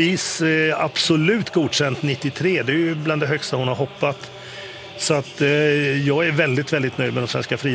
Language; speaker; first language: Swedish; native; Swedish